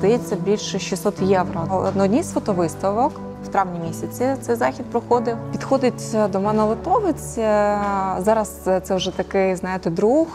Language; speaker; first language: Ukrainian; native; Ukrainian